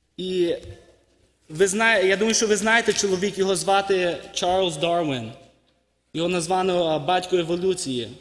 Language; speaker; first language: Ukrainian; early bilingual, heritage; Ukrainian